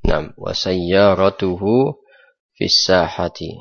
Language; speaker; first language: Arabic; non-native, fluent; Indonesian